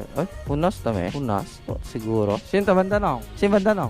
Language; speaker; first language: Filipino; non-native, local second language; Aklanon